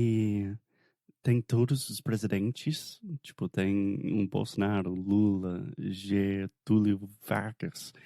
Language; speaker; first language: Portuguese; non-native, fluent; English